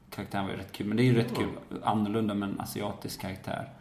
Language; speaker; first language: Swedish; native; Swedish